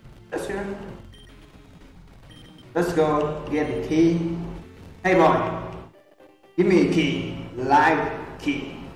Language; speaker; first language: English; non-native, learner; Vietnamese